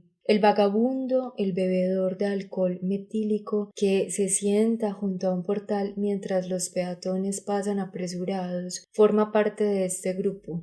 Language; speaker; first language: Spanish; native; Spanish